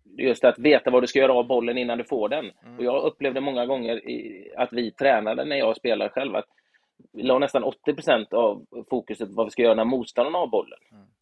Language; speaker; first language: Swedish; native; Swedish